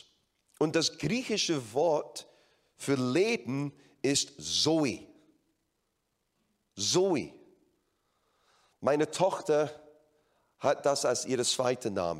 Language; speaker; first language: German; non-native, fluent; English